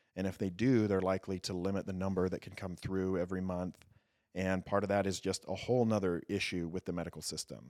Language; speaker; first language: English; native; English